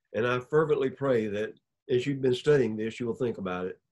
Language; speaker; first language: English; native; English